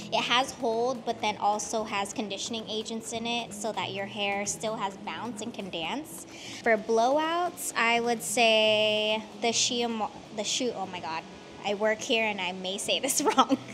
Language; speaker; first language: English; native; English